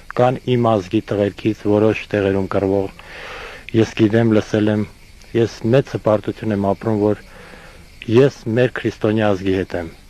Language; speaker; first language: Armenian; non-native, fluent; Estonian